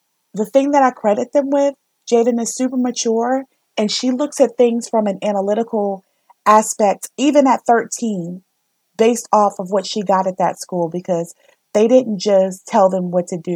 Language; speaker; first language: English; native; English